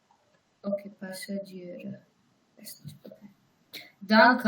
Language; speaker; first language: German; non-native, learner; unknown